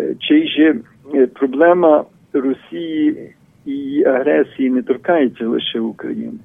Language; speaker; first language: Ukrainian; early bilingual, heritage; Ukrainian